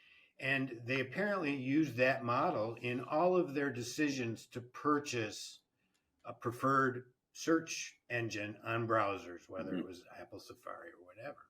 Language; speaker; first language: English; native; English